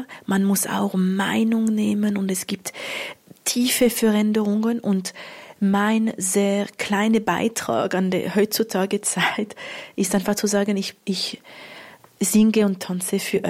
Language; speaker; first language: German; non-native, local second language; French